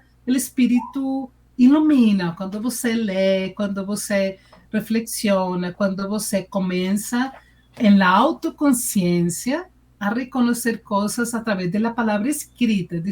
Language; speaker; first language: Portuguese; non-native, fluent; Spanish